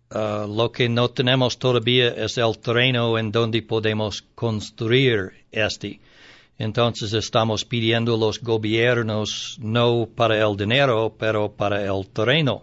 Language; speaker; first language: Spanish; non-native, learner; English